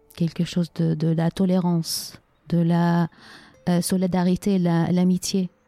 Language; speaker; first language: French; non-native, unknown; Arabic